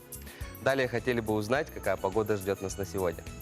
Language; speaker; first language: Russian; native; Russian